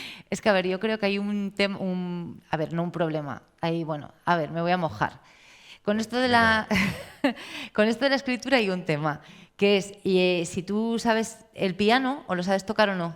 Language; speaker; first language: Spanish; native; Spanish